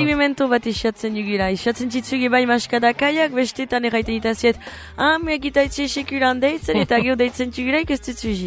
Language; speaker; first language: Basque; native; Basque